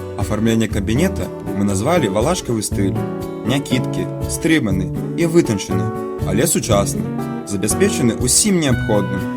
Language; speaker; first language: Belarusian; native; Belarusian